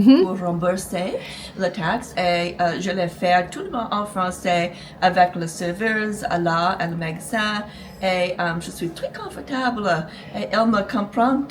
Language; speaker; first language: French; non-native, learner; English